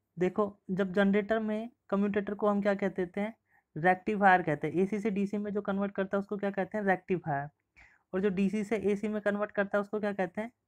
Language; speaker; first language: Hindi; native; Hindi